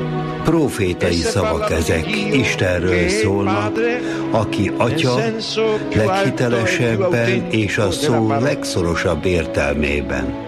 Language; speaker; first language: Hungarian; native; Hungarian